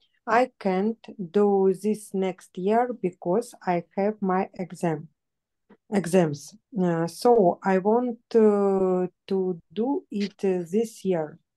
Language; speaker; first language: English; non-native, learner; Russian